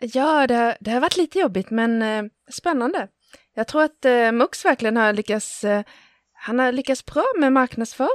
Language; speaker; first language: Swedish; native; Swedish